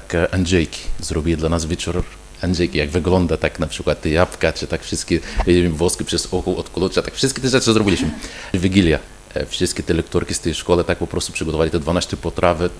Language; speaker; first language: Polish; non-native, fluent; Arabic